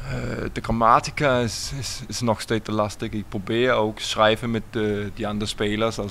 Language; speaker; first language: Dutch; non-native, learner; Danish